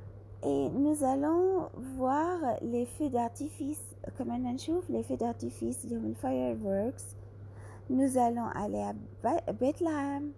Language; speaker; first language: French; non-native, fluent; Arabic